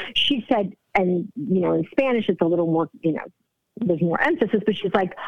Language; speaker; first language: English; native; English